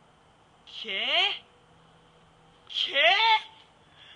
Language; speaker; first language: Spanish; non-native, learner; English